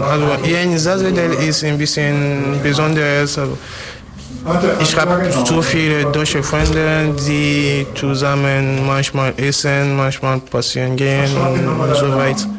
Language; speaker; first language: German; non-native, learner; French